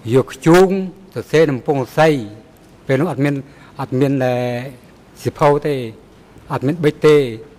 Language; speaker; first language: Khmer; non-native, local second language; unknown